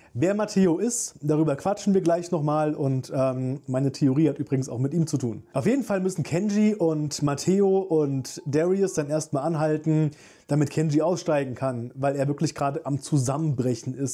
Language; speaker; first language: German; native; German